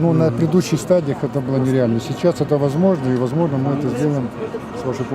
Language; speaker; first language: Russian; native; Russian